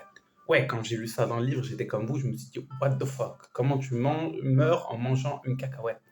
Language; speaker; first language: French; native; French